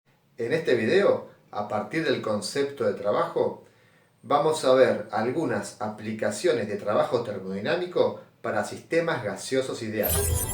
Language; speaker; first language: Spanish; native; Spanish